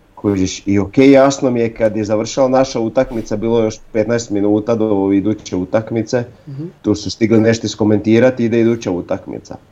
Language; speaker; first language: Croatian; native; Croatian